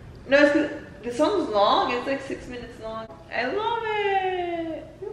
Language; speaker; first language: English; early bilingual, other home language; Spanish